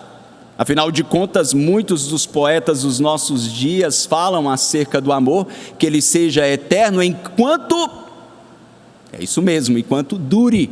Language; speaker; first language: Portuguese; native; Portuguese